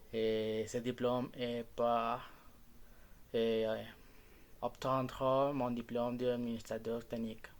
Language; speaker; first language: French; non-native, learner; Spanish